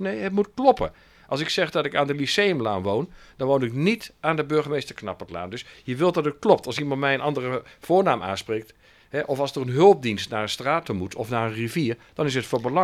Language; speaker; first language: Dutch; native; Dutch